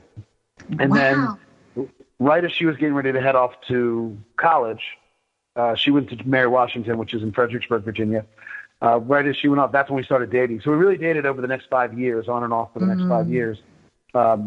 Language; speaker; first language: English; native; English